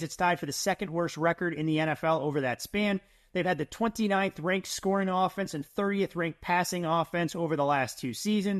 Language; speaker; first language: English; native; English